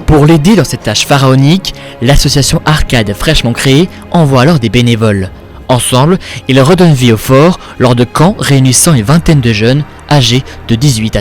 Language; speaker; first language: French; native; French